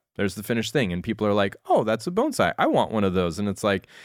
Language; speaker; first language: English; native; English